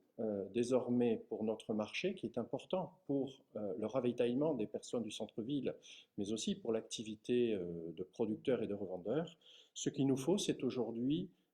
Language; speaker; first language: French; native; French